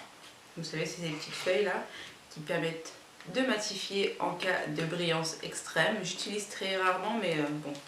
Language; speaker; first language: French; native; French